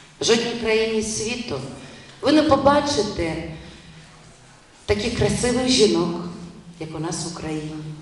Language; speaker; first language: Ukrainian; non-native, local second language; Russian